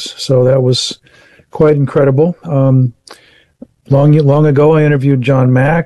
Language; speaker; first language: English; native; English